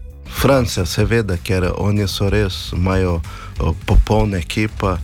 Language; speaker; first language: Slovenian; non-native, learner; Portuguese